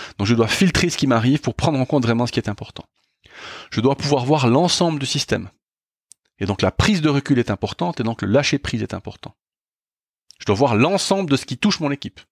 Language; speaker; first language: French; native; French